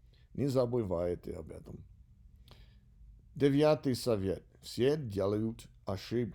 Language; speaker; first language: Russian; non-native, learner; English